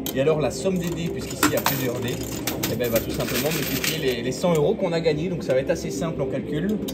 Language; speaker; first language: French; native; French